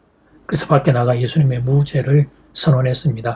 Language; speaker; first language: Korean; native; Korean